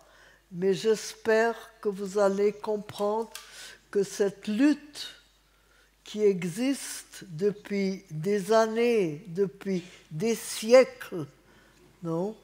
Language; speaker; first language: French; non-native, fluent; Hungarian